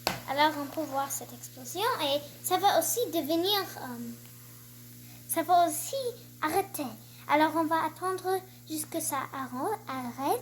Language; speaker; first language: French; non-native, learner; English